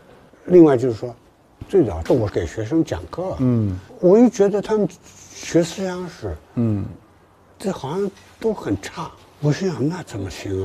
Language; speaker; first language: Chinese; native; Chinese